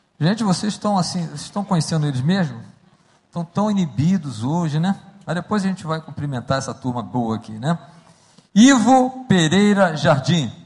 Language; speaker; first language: Portuguese; native; Portuguese